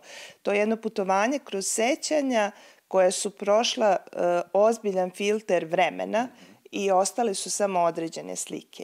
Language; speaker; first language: Serbian; native; Serbian